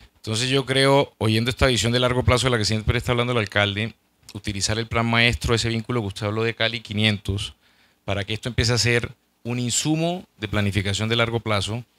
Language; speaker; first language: Spanish; native; Spanish